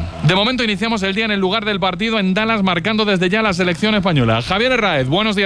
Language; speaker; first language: Spanish; native; Spanish